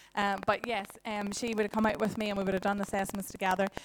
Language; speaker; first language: English; native; English